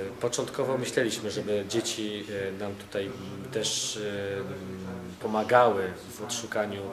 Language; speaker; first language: Polish; native; Polish